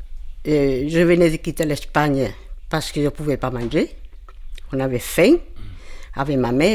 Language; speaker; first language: French; non-native, fluent; Spanish